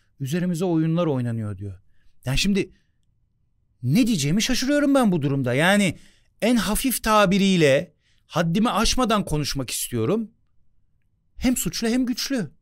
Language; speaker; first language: Turkish; native; Turkish